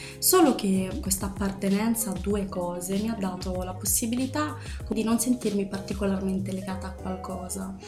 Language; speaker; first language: Italian; early bilingual, other home language; Arabic